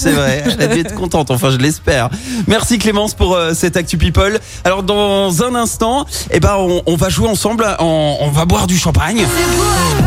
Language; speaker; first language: French; native; French